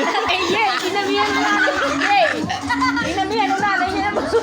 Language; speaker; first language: Filipino; non-native, local second language; Cebuano